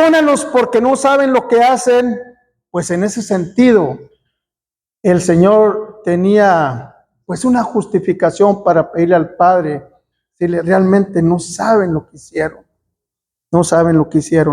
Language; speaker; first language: Spanish; native; Spanish